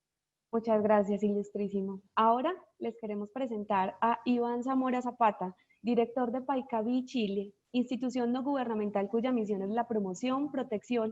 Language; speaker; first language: Spanish; native; Spanish